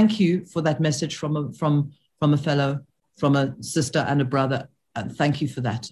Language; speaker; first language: English; native; English